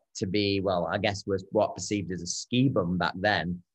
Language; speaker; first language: English; native; English